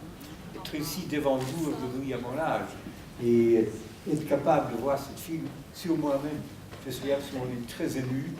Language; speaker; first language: French; non-native, fluent; German